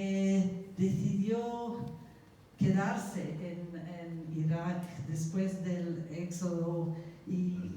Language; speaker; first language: Spanish; non-native, fluent; English